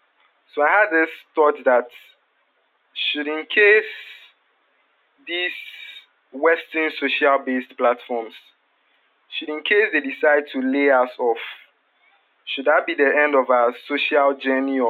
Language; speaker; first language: English; non-native, local second language; Akan